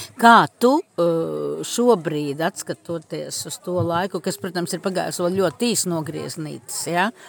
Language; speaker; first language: Latvian; native; Latvian